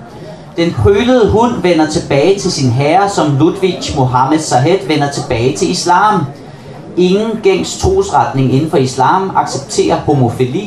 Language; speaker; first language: Danish; native; Danish